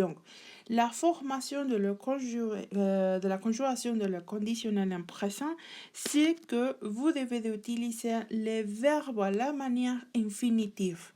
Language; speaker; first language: French; non-native, learner; Spanish